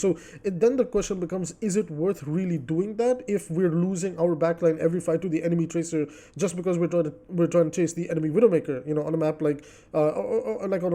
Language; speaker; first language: English; native; English